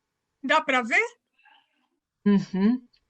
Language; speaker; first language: Spanish; non-native, learner; Portuguese